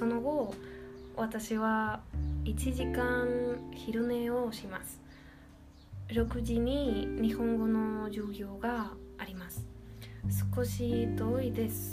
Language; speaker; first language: Japanese; non-native, learner; Spanish